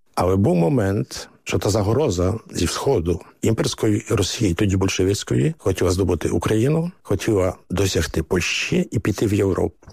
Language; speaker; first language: Ukrainian; early bilingual, heritage; Ukrainian